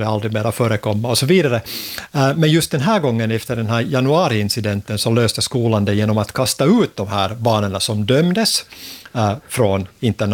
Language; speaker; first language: Swedish; native; Swedish